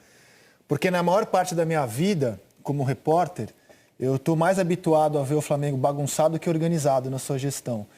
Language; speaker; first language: Portuguese; native; Portuguese